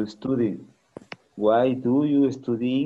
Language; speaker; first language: English; non-native, learner; Spanish